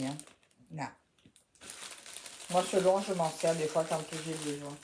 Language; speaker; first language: French; native; French